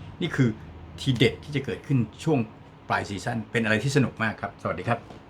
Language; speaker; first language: Thai; native; Thai